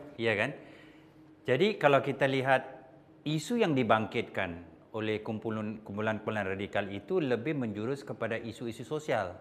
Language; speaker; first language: Malay; native; Malay